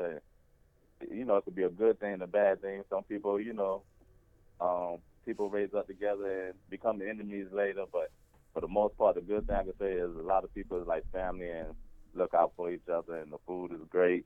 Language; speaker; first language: English; native; English